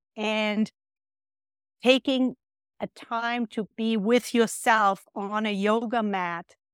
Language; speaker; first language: English; non-native, fluent; German